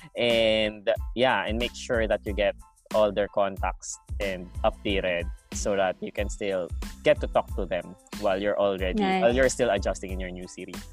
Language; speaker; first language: English; non-native, local second language; Filipino